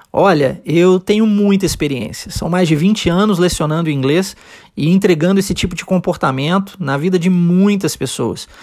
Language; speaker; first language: Portuguese; early bilingual, heritage; Portuguese